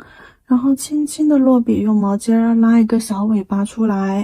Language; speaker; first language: Chinese; native; Chinese